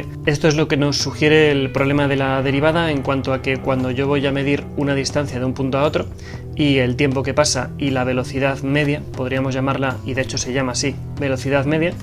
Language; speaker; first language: Spanish; native; Spanish